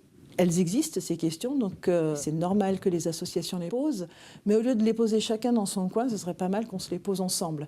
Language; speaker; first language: French; native; French